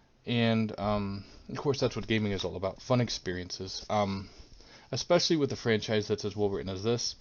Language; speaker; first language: English; native; English